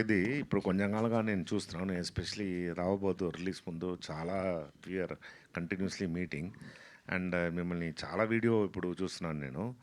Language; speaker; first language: Telugu; non-native, fluent; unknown